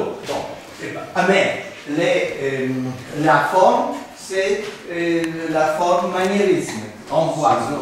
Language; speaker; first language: French; non-native, learner; Polish